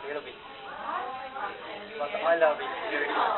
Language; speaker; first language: English; non-native, learner; Japanese